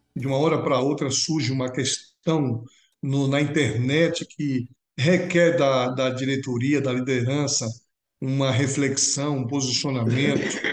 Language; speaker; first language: Portuguese; native; Portuguese